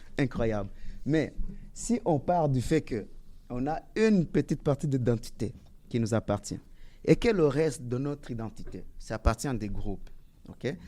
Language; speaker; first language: French; native; French